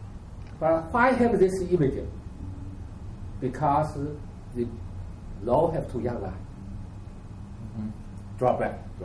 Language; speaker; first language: English; non-native, learner; Chinese